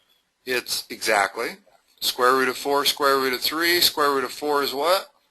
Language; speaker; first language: English; native; English